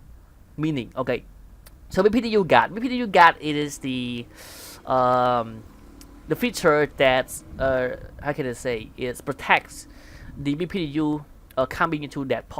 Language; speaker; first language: English; non-native, fluent; Khmer